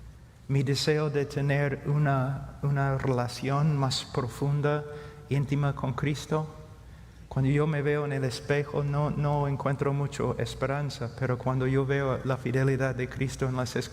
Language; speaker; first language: Spanish; non-native, fluent; English